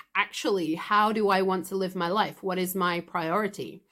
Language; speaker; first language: English; native; English